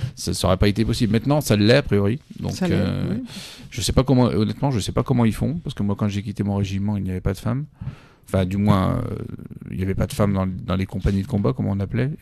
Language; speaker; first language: French; native; French